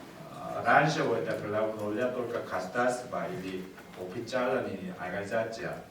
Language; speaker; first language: Russian; non-native, learner; Korean